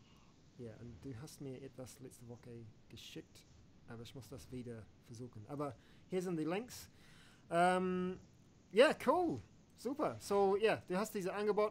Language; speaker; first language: German; non-native, learner; English